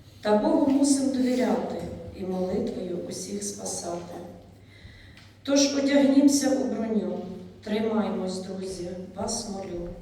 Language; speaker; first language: Ukrainian; native; Ukrainian